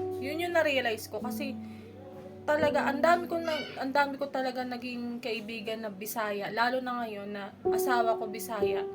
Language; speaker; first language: Filipino; native; Filipino